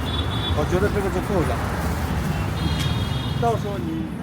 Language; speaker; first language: Chinese; non-native, fluent; Tibetan